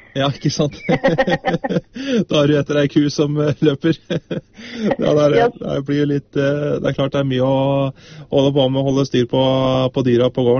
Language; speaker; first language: Norwegian; native; Norwegian